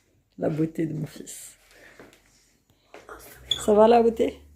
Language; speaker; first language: French; native; French